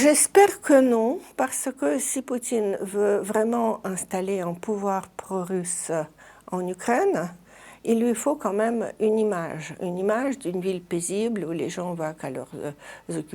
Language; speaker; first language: French; non-native, fluent; Russian